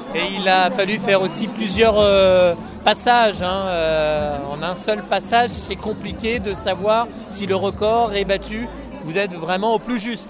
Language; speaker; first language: French; native; French